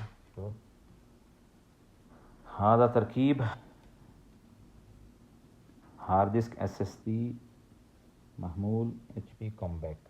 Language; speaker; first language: Arabic; non-native, learner; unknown